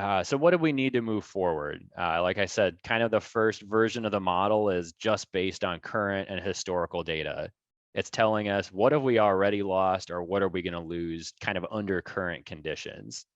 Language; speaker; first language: English; native; English